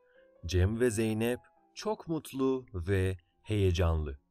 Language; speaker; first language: Turkish; non-native, fluent; Persian